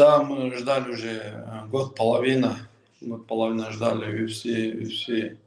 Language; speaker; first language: Russian; non-native, local second language; Kyrgyz